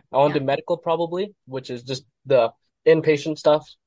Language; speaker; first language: English; native; English